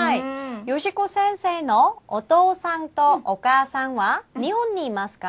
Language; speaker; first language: Japanese; non-native, fluent; Korean